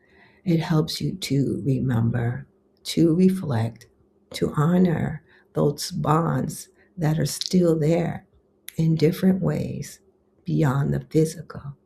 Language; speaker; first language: English; native; English